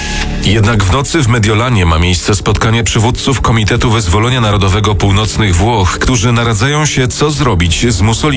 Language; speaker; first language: Polish; native; Polish